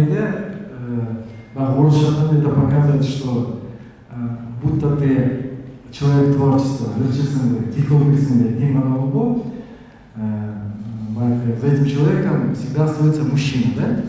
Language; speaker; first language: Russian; non-native, local second language; Kyrgyz